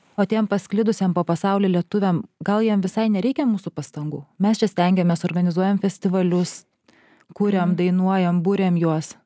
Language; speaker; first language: Lithuanian; native; Lithuanian